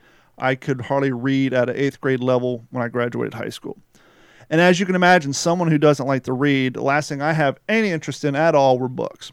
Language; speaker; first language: English; native; English